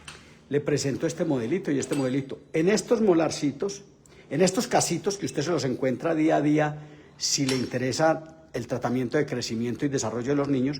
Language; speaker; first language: Spanish; native; Spanish